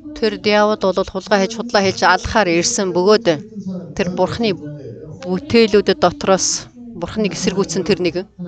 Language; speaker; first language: Mongolian; non-native, fluent; Korean